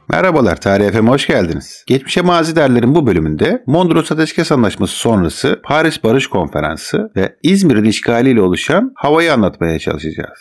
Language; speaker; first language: Turkish; native; Turkish